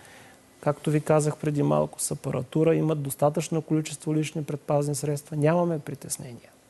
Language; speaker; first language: Bulgarian; native; Bulgarian